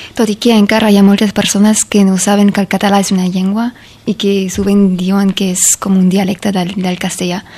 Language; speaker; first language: Catalan; non-native, learner; German